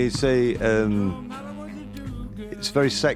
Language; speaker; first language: French; non-native, learner; English